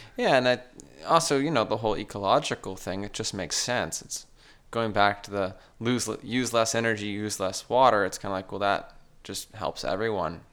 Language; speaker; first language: English; native; English